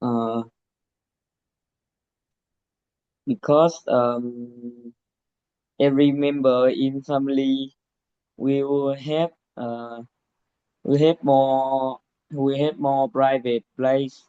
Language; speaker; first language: English; non-native, learner; Vietnamese